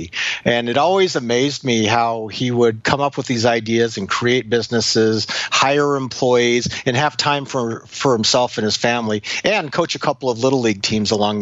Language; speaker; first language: English; native; English